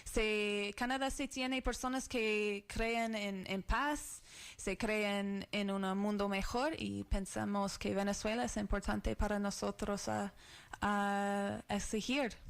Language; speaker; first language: Spanish; non-native, learner; English